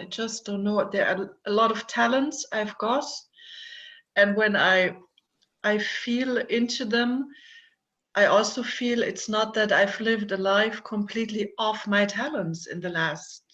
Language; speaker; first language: English; non-native, fluent; German